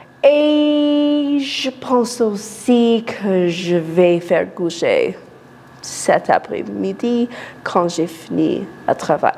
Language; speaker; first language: French; non-native, learner; English